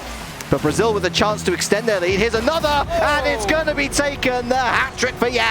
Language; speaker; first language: English; native; English